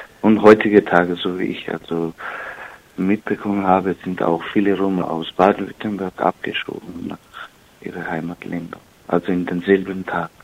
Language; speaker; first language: German; non-native, learner; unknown